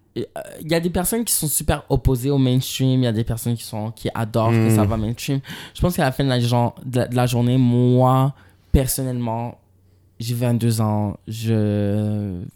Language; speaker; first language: French; native; French